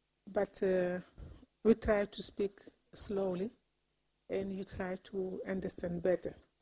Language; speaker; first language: English; non-native, learner; Wolof